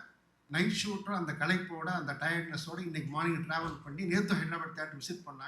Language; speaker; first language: Tamil; native; Tamil